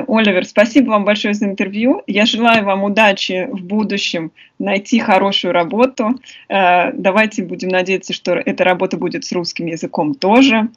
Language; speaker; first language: Russian; native; Russian